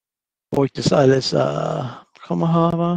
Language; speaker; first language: German; non-native, fluent; English